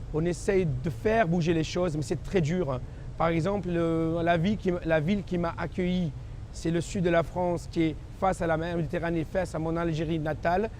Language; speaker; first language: French; non-native, local second language; Kabyle